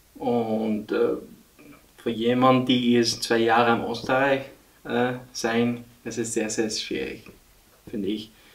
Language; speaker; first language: German; non-native, learner; Arabic